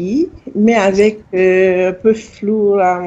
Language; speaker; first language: French; non-native, local second language; Haitian Creole